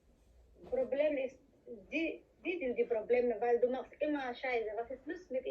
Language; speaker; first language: German; non-native, learner; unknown